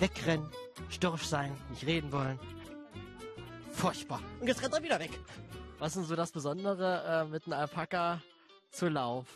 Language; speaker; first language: German; native; German